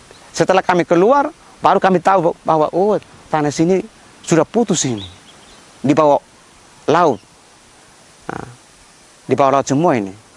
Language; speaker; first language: Indonesian; non-native, local second language; Tetum